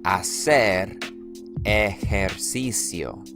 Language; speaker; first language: Spanish; non-native, fluent; English